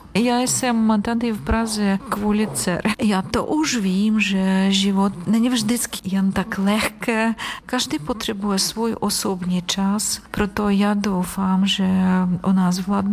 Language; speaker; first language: Czech; non-native, learner; Ukrainian